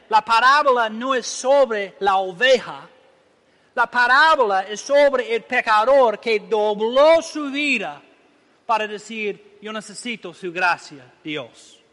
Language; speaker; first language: Spanish; non-native, learner; English